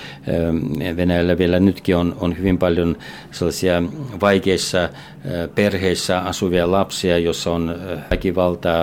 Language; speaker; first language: Finnish; non-native, fluent; Russian